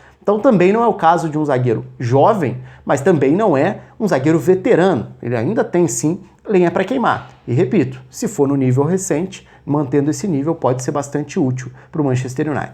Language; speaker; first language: Portuguese; native; Portuguese